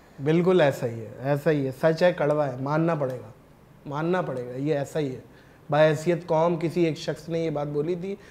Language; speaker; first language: Urdu; native; Urdu